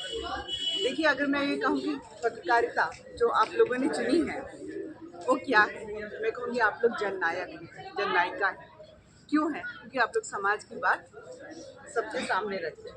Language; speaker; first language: Hindi; native; Hindi